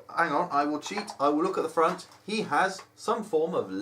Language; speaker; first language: English; native; English